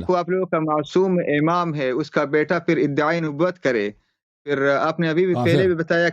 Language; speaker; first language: Urdu; non-native, fluent; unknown